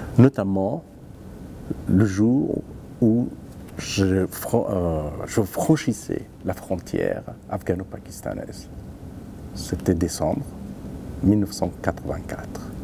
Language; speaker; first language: French; non-native, fluent; Persian